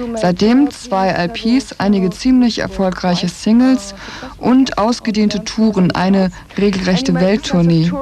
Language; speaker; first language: German; native; German